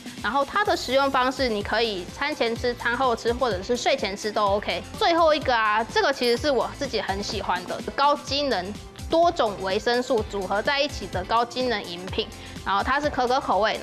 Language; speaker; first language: Chinese; native; Chinese